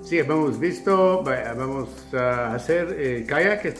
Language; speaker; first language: Spanish; non-native, learner; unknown